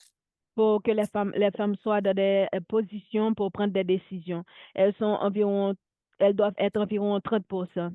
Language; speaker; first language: French; non-native, local second language; Haitian Creole